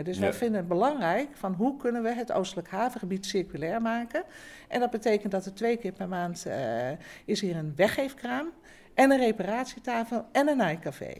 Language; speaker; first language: Dutch; native; Dutch